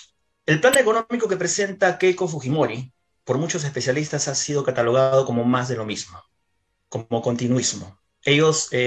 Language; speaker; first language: Spanish; native; Spanish